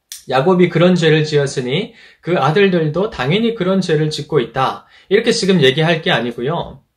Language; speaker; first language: Korean; native; Korean